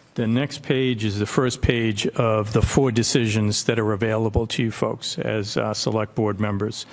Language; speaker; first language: English; native; English